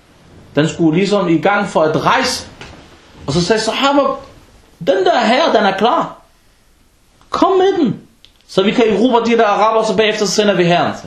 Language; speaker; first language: Danish; non-native, fluent; Arabic